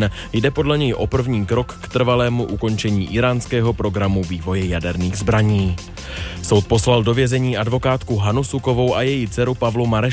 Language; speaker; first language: Czech; native; Czech